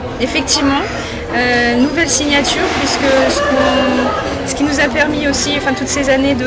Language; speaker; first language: French; native; French